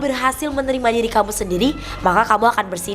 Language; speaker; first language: Indonesian; native; Indonesian